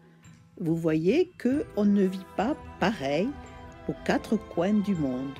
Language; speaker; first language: French; native; French